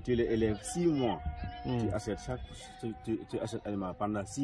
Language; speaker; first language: French; non-native, local second language; Wolof